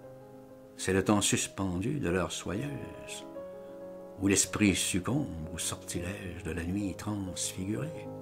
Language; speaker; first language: French; native; French